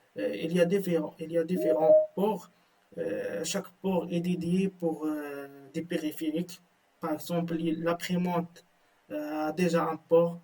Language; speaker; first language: French; non-native, local second language; Arabic